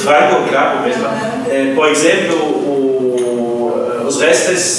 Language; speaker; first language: Portuguese; non-native, fluent; German